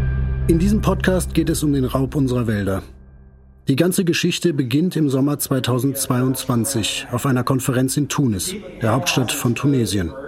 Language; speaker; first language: German; native; German